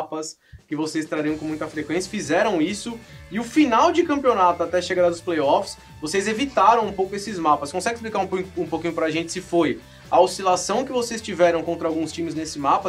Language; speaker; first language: Portuguese; native; Portuguese